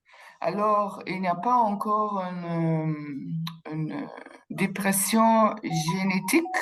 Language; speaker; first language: French; non-native, local second language; Dutch